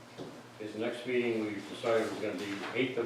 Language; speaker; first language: English; native; English